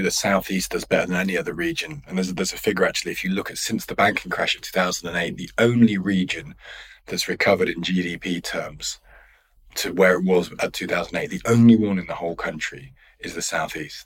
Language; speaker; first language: English; native; English